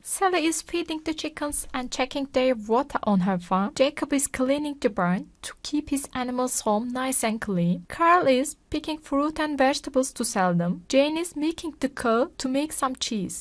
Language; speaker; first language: English; non-native, fluent; Turkish